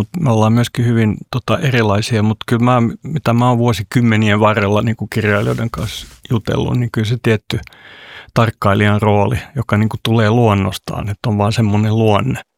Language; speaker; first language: Finnish; non-native, local second language; Swedish